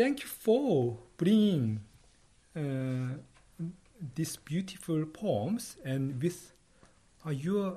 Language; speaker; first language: English; non-native, fluent; Korean